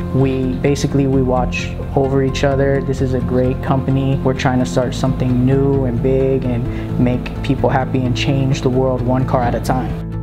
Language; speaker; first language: English; native; English